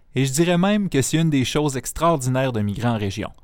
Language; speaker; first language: French; native; French